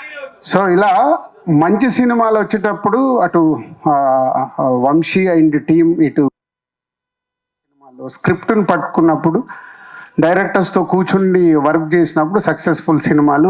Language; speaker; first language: Telugu; native; Telugu